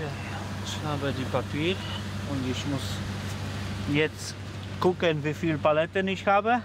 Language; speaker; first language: German; non-native, learner; Polish